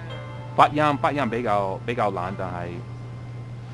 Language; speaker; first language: Chinese; non-native, fluent; English